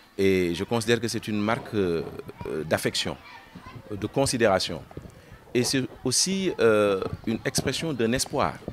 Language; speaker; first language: French; non-native, local second language; Fula